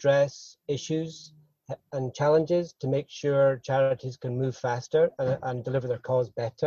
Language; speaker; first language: English; native; English